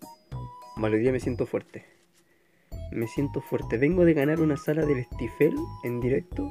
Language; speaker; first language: Spanish; native; Spanish